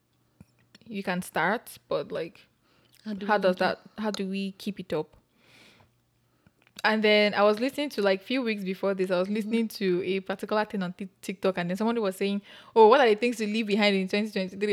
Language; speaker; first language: English; non-native, local second language; Yoruba